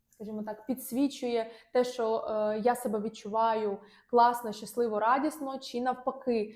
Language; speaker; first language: Ukrainian; non-native, local second language; Russian